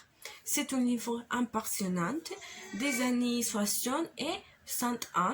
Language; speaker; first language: French; non-native, learner; Spanish